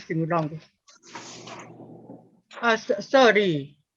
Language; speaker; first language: English; non-native, learner; Japanese